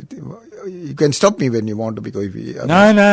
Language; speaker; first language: English; non-native, local second language; Tamil